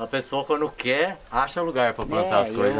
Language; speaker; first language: Portuguese; native; Portuguese